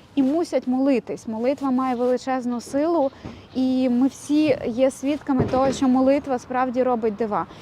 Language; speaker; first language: Ukrainian; native; Ukrainian